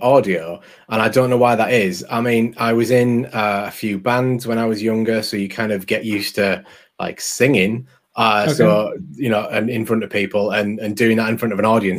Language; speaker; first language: English; native; English